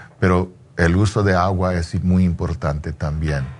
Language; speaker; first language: Spanish; early bilingual, heritage; English